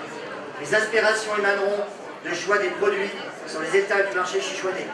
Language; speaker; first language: French; native; French